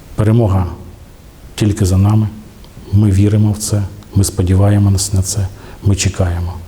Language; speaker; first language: Ukrainian; native; Ukrainian